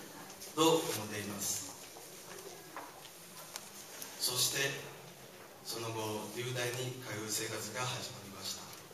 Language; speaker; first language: Japanese; non-native, fluent; Chinese